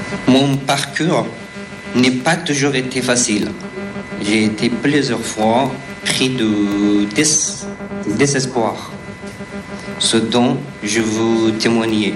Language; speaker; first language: French; non-native, fluent; Persian